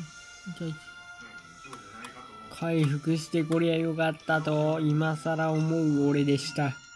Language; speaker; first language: Japanese; native; Japanese